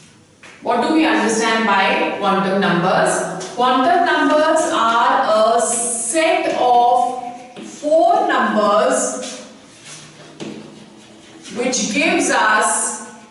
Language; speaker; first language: English; non-native, local second language; Hindi